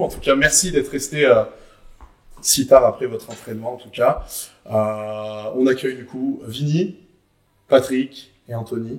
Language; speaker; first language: French; native; French